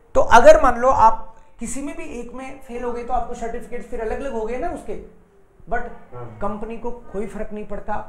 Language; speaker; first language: Hindi; native; Hindi